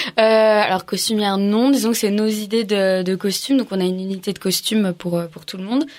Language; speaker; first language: French; non-native, local second language; Arabic